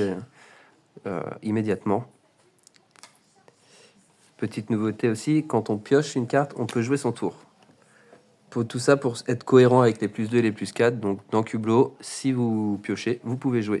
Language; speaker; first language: French; native; French